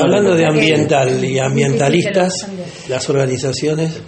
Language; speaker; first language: Spanish; native; Spanish